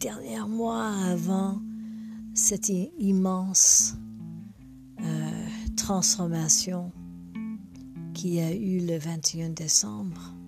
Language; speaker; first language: French; non-native, fluent; English